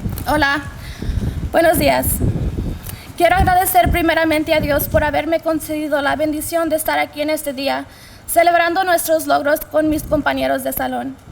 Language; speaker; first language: Spanish; early bilingual, heritage; Spanish